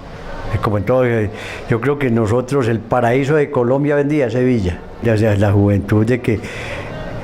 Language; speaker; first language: Spanish; native; Spanish